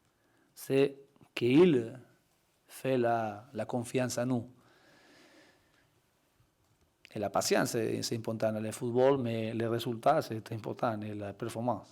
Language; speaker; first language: French; non-native, learner; Spanish